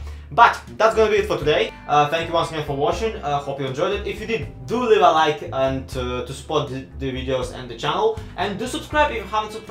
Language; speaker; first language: English; non-native, fluent; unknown